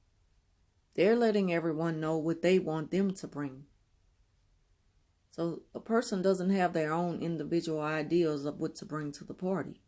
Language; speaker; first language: English; native; English